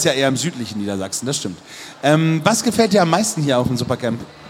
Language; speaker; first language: German; native; German